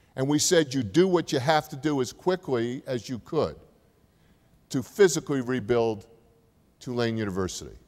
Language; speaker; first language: English; native; English